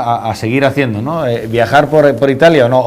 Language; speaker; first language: Spanish; native; Spanish